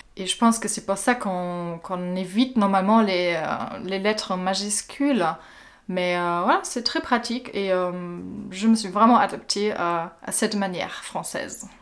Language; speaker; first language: French; non-native, fluent; German